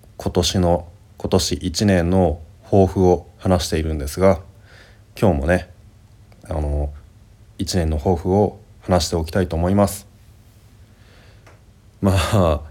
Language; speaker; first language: Japanese; native; Japanese